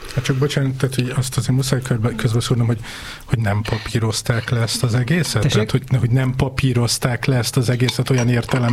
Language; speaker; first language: Hungarian; native; Hungarian